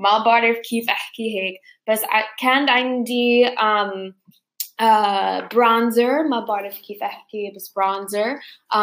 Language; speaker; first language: Arabic; non-native, learner; English